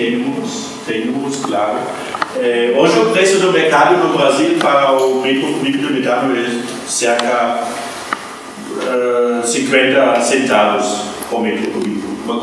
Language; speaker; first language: Portuguese; non-native, fluent; German